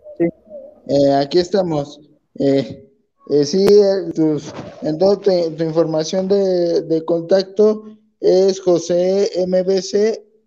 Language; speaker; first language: Spanish; native; Spanish